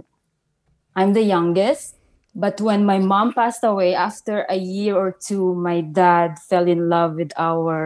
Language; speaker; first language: English; non-native, local second language; Filipino